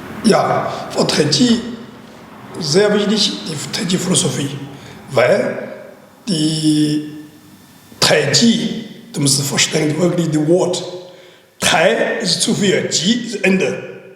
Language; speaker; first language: German; non-native, learner; Chinese